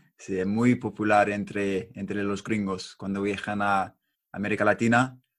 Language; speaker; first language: Spanish; non-native, learner; English